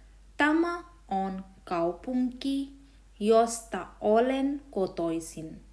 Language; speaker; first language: Finnish; non-native, fluent; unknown